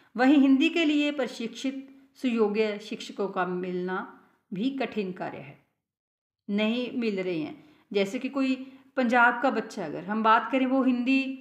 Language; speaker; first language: Hindi; non-native, local second language; Punjabi